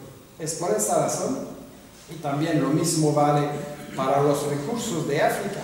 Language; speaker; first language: Spanish; non-native, fluent; French